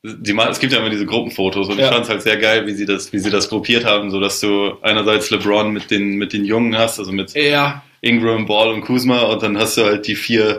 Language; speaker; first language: German; native; German